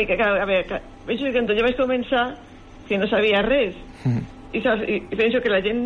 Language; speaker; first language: Catalan; native; Catalan